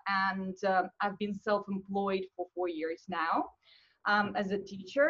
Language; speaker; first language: English; non-native, fluent; Russian